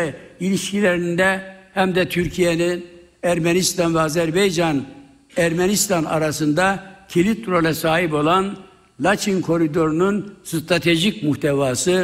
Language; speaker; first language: Turkish; native; Turkish